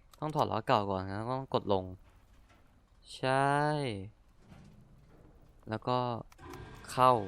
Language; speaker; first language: Thai; native; Thai